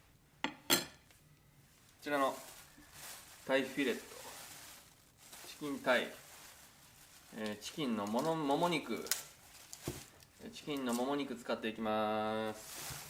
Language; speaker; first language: Japanese; native; Japanese